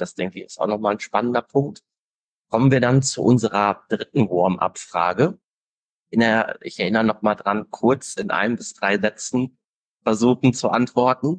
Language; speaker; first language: German; native; German